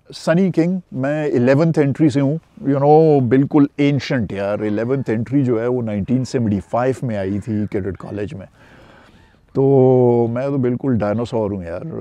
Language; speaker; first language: Urdu; non-native, local second language; Pashto